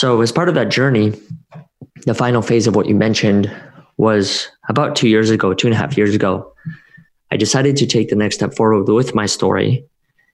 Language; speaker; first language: English; early bilingual, other home language; Russian